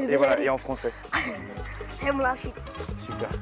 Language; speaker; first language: French; native; French